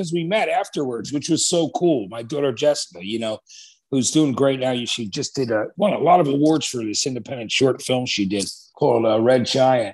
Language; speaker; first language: English; native; English